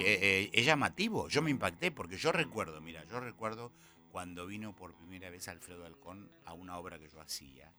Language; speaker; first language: Spanish; native; Spanish